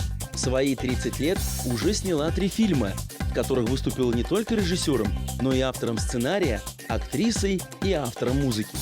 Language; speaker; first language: Russian; native; Russian